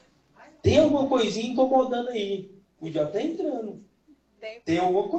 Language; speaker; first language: Portuguese; native; Portuguese